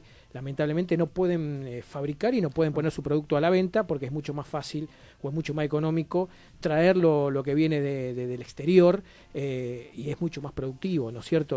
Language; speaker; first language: Spanish; native; Spanish